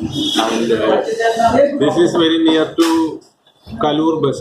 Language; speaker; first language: English; non-native, local second language; Malayalam